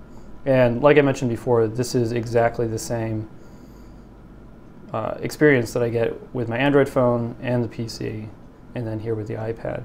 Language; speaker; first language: English; native; English